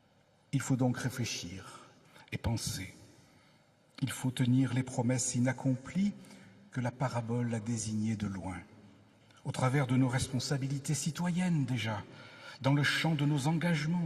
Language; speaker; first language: French; native; French